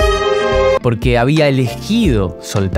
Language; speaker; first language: Spanish; native; Spanish